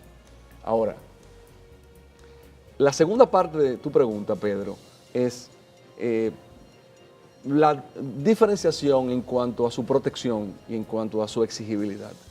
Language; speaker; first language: Spanish; native; Spanish